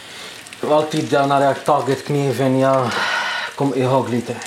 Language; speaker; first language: Swedish; non-native, learner; Arabic